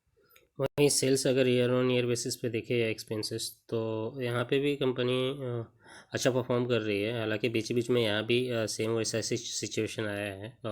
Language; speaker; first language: Hindi; native; Hindi